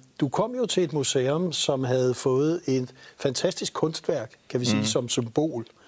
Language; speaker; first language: Danish; native; Danish